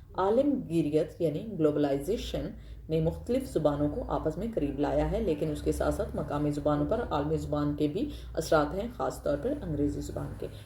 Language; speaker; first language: Urdu; native; Urdu